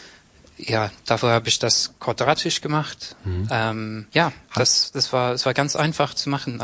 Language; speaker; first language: German; non-native, learner; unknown